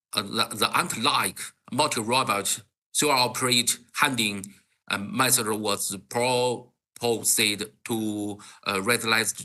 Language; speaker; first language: English; non-native, learner; Chinese